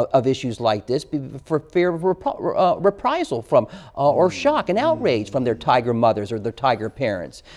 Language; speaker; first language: English; native; English